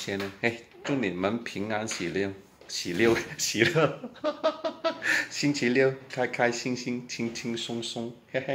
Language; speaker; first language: Chinese; non-native, local second language; Cantonese